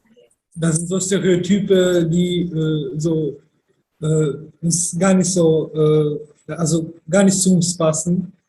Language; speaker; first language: German; early bilingual, other home language; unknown